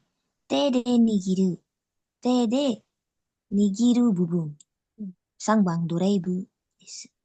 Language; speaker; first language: Japanese; non-native, learner; Indonesian